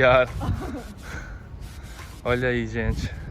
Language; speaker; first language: Portuguese; non-native, learner; Italian